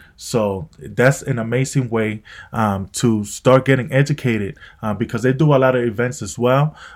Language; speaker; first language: English; native; English